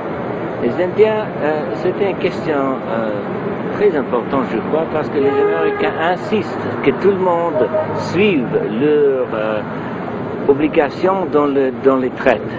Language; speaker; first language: French; non-native, learner; English